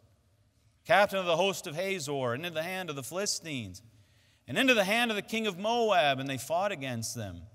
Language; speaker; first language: English; native; English